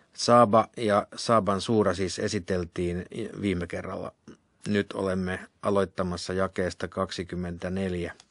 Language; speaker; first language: Finnish; native; Finnish